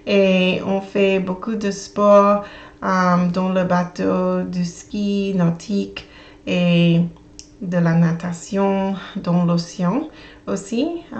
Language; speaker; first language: French; non-native, learner; English